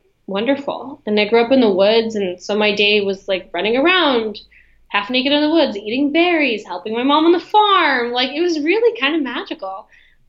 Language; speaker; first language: English; early bilingual, other home language; Russian